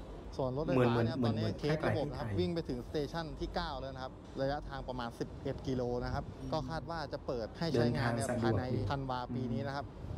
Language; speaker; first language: Thai; native; Thai